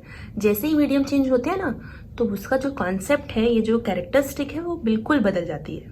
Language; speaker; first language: Hindi; native; Hindi